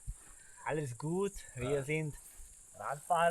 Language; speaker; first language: German; non-native, learner; Slovak